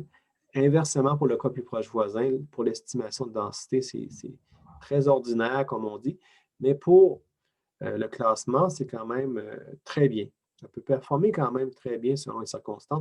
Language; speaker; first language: French; native; French